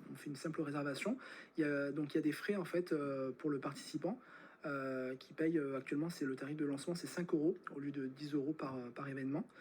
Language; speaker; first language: French; native; French